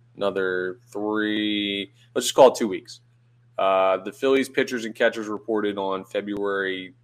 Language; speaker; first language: English; native; English